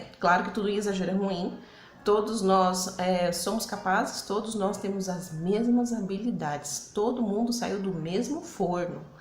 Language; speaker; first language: Portuguese; early bilingual, other home language; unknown